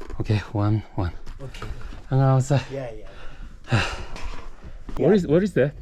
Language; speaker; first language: English; non-native, learner; Korean